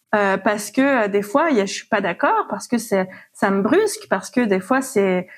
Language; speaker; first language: French; native; French